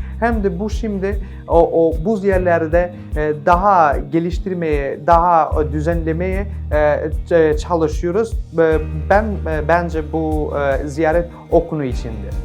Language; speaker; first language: Turkish; non-native, learner; Albanian